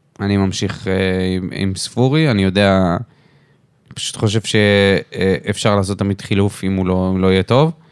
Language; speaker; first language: Hebrew; native; Hebrew